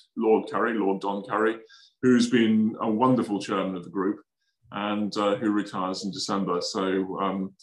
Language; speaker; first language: English; native; English